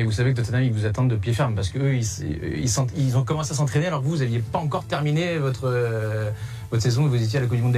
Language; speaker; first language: French; native; French